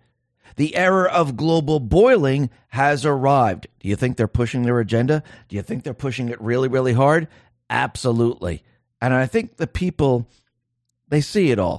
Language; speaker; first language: English; native; English